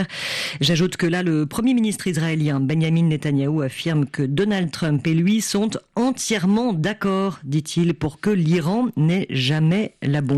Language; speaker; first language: French; native; French